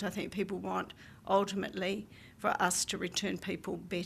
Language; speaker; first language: English; native; English